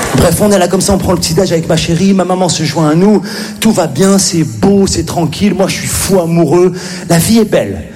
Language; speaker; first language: French; native; French